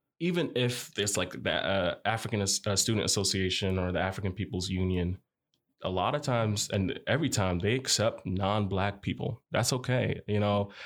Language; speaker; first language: English; early bilingual, other home language; Arabic